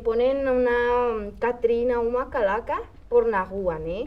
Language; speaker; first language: Portuguese; non-native, fluent; Spanish